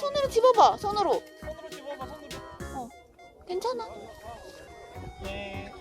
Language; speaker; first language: Korean; native; Korean